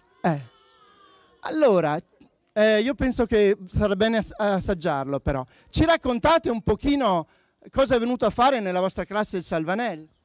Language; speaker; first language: Italian; native; Italian